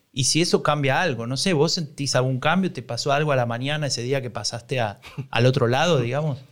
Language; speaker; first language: Spanish; native; Spanish